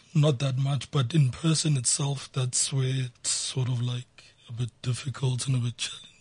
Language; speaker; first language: English; non-native, local second language; Zulu